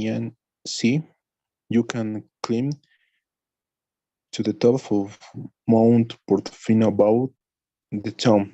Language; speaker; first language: English; non-native, learner; Spanish